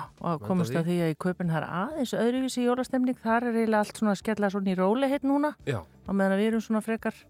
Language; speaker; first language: Icelandic; native; Icelandic